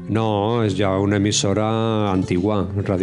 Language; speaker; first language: Spanish; native; Spanish